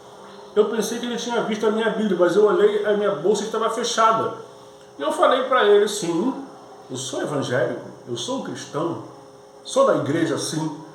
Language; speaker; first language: Portuguese; native; Portuguese